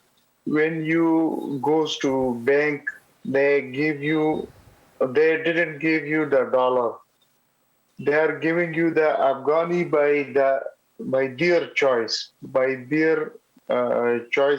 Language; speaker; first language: English; non-native, learner; Pashto